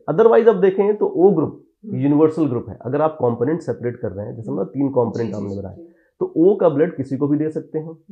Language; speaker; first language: Hindi; native; Hindi